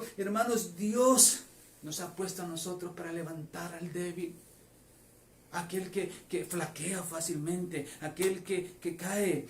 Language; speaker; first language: Spanish; native; Spanish